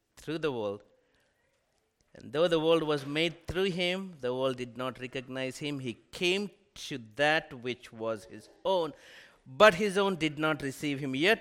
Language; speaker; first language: English; non-native, local second language; Telugu